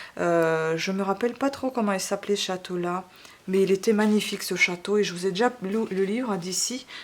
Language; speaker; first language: French; non-native, fluent; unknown